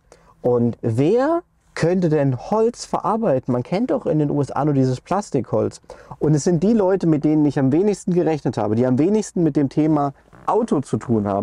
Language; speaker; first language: German; native; German